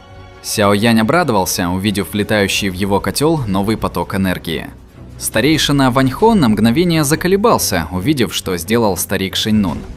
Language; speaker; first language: Russian; native; Russian